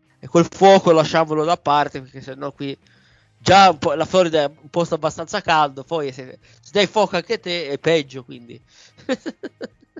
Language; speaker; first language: Italian; native; Italian